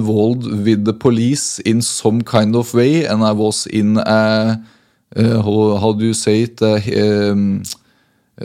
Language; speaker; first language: English; non-native, fluent; Norwegian